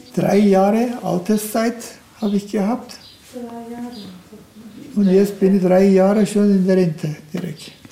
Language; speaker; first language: German; non-native, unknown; Turkish